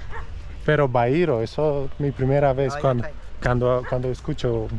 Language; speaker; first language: Spanish; non-native, learner; Romanian